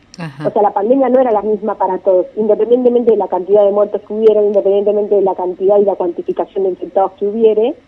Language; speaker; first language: Spanish; native; Spanish